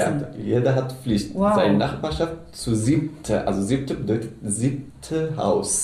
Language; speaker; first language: German; non-native, learner; Arabic